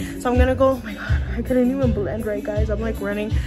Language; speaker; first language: English; early bilingual, other home language; Spanish